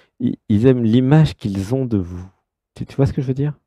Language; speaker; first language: French; native; French